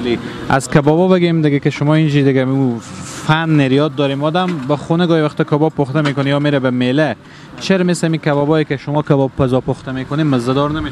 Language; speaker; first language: Persian; native; Persian